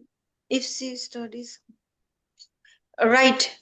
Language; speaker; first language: English; non-native, learner; Hindi